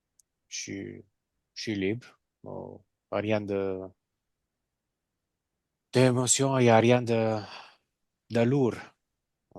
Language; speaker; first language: French; non-native, learner; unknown